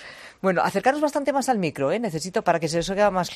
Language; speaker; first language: Spanish; native; Spanish